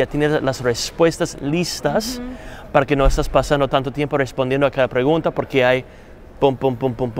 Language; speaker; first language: Spanish; non-native, fluent; English